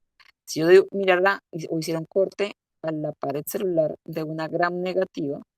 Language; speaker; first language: Spanish; native; Spanish